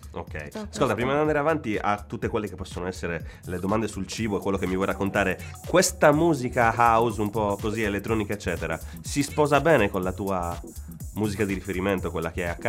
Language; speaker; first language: Italian; native; Italian